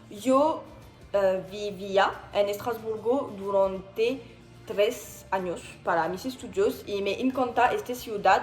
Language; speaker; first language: Spanish; non-native, learner; French